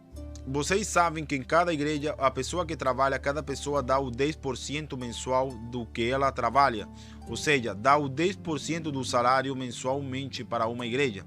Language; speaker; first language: Portuguese; non-native, fluent; Spanish